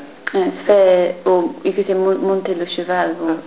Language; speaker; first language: French; non-native, fluent; English